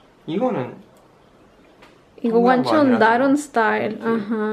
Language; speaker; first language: Korean; non-native, learner; Spanish